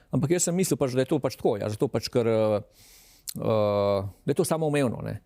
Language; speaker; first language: Slovenian; native; Slovenian